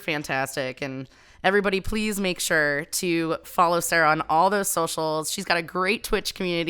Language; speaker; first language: English; native; English